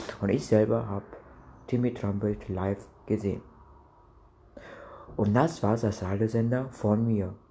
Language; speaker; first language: German; non-native, local second language; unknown